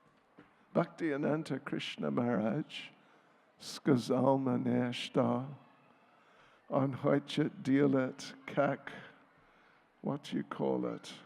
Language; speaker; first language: Russian; non-native, learner; English